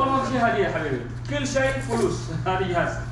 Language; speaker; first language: Arabic; non-native, learner; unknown